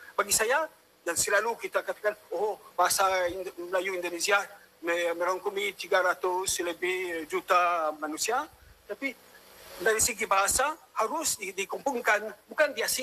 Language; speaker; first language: Indonesian; non-native, fluent; French